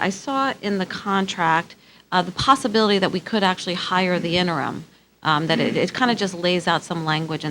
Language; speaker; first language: English; native; English